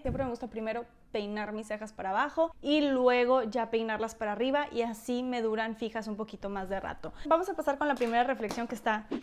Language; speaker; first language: Spanish; native; Spanish